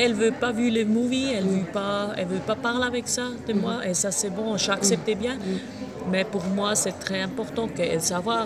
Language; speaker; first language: French; non-native, local second language; German